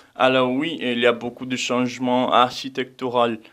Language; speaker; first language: French; non-native, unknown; Romanian